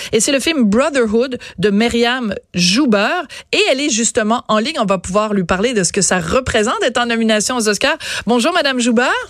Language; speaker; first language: French; native; French